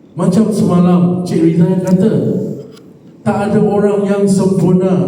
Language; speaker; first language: Malay; non-native, local second language; Chinese